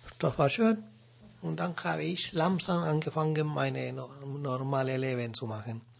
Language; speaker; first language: German; non-native, learner; Spanish